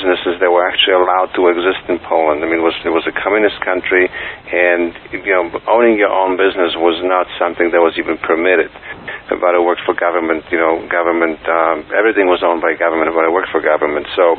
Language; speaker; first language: English; non-native, fluent; Polish